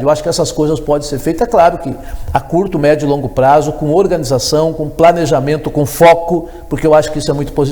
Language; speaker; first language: Portuguese; native; Portuguese